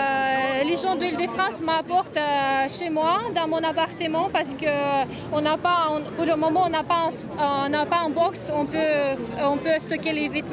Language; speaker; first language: French; non-native, fluent; Russian